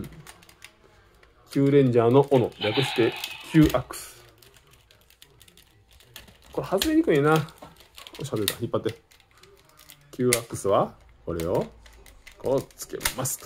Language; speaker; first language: Japanese; native; Japanese